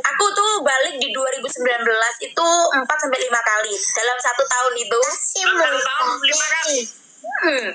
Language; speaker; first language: Indonesian; non-native, local second language; Javanese